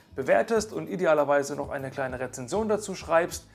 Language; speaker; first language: English; native; English